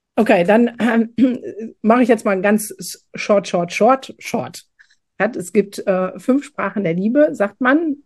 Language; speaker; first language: German; native; German